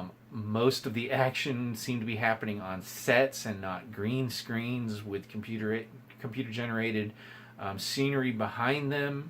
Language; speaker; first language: English; native; English